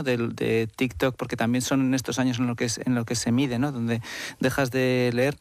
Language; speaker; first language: Spanish; native; Spanish